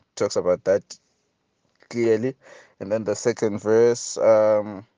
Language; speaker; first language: English; non-native, local second language; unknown